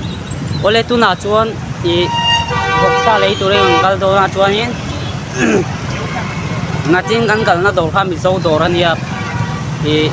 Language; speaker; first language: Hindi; non-native, local second language; Mizo